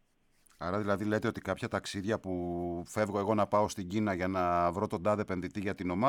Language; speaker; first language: Greek; native; Greek